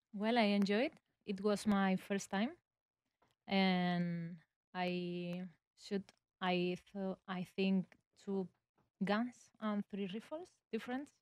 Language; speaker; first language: English; non-native, fluent; Spanish